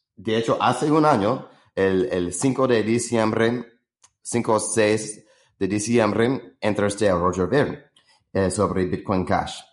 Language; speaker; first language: Spanish; non-native, fluent; English